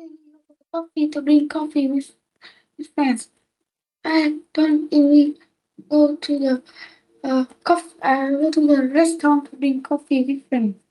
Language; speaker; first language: English; non-native, learner; Vietnamese